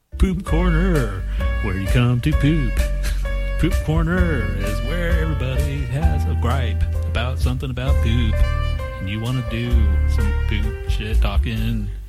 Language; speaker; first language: English; native; English